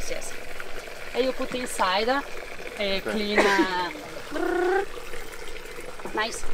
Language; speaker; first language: English; non-native, learner; Italian